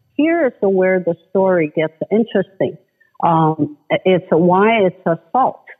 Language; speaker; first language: English; non-native, fluent; Chinese